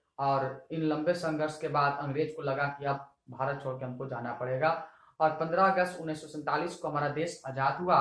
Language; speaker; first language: Hindi; native; Hindi